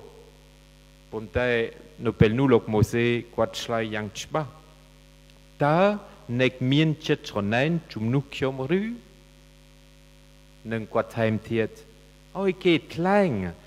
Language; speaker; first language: Khmer; non-native, fluent; French